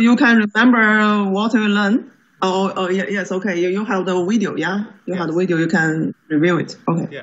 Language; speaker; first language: English; non-native, learner; Chinese